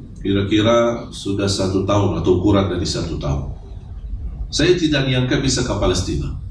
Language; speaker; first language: Indonesian; non-native, fluent; Arabic